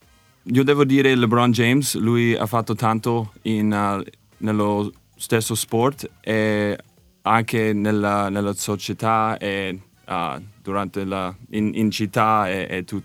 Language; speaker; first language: Italian; non-native, learner; English